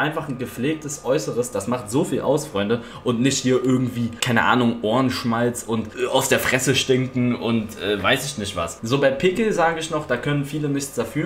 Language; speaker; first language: German; native; German